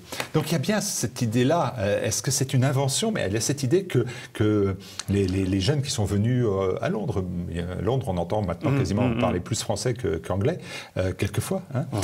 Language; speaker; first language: French; native; French